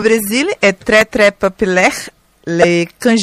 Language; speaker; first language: French; non-native, learner; Portuguese